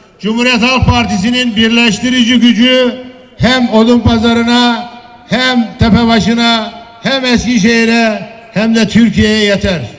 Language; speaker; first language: Turkish; native; Turkish